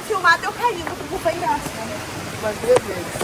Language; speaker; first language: Portuguese; native; Portuguese